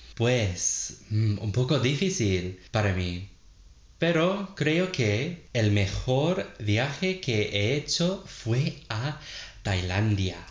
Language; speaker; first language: Spanish; non-native, learner; English